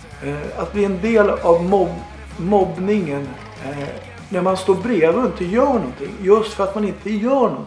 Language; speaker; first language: Swedish; native; Swedish